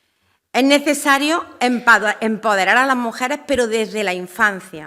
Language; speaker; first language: Spanish; native; Spanish